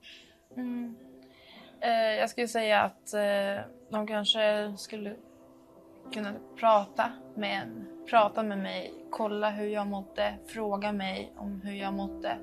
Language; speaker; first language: Swedish; early bilingual, other home language; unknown